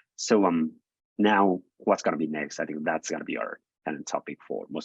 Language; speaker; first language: English; non-native, fluent; Japanese